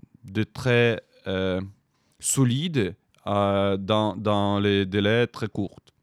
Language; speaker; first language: French; non-native, fluent; Ukrainian